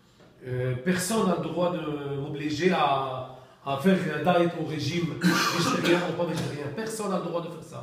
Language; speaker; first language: French; non-native, learner; Arabic